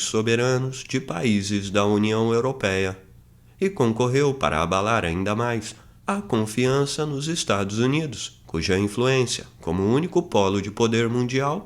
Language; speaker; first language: Portuguese; native; Portuguese